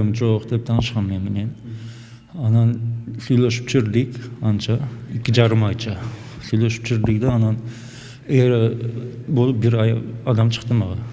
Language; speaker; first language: Kyrgyz; non-native, local second language; Uzbek